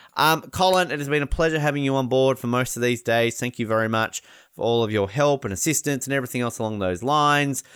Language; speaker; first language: English; native; English